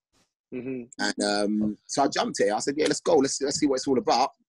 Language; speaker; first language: English; native; English